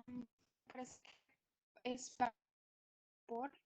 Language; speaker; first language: Spanish; non-native, learner; English